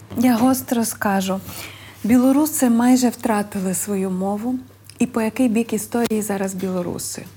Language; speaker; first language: Ukrainian; native; Ukrainian